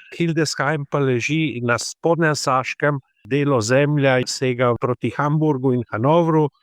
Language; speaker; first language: Slovenian; native; Slovenian